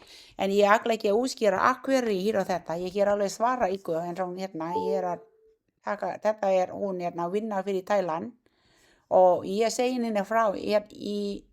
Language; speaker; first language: Icelandic; non-native, learner; Thai